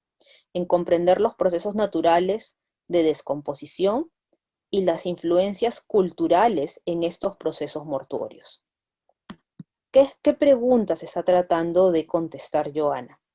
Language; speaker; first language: Spanish; native; Spanish